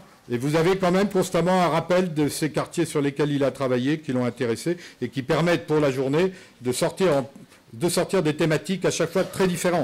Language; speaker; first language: French; native; French